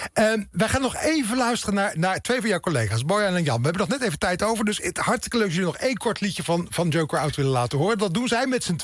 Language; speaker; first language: Dutch; native; Dutch